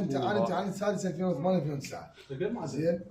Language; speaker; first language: Arabic; native; Arabic